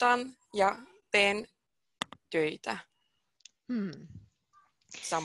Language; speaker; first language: Finnish; non-native, fluent; Russian